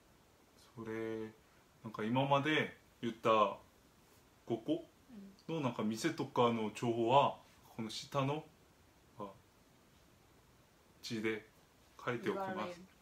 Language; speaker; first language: Japanese; non-native, fluent; Korean